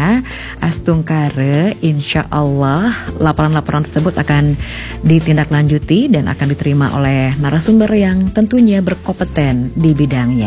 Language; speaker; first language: Indonesian; native; Indonesian